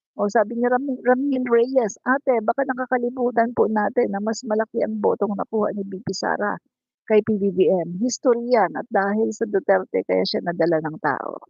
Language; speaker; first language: Filipino; non-native, local second language; Cebuano